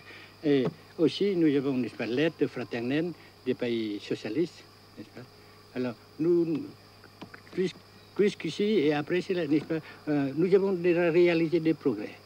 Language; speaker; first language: French; non-native, local second language; Vietnamese